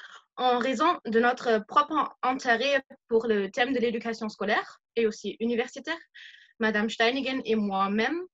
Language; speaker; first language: French; non-native, fluent; German